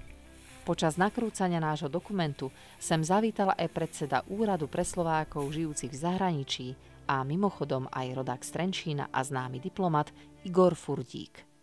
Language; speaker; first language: Slovak; native; Slovak